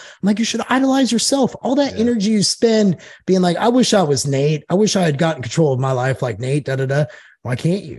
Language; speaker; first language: English; native; English